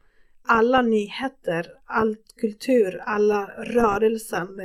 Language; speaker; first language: Swedish; non-native, fluent; Spanish